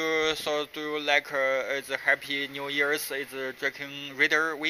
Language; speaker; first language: English; non-native, learner; Chinese